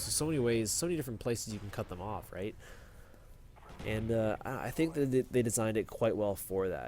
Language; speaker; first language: English; native; English